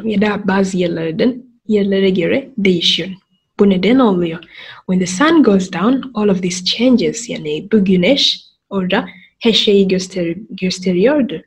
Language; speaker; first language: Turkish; non-native, learner; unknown